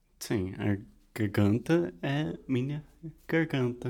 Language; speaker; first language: Portuguese; non-native, fluent; English